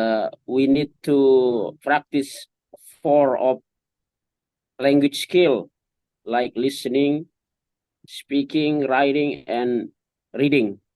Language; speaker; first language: English; non-native, learner; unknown